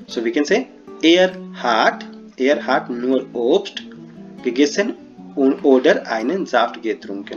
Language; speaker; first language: German; non-native, fluent; Hindi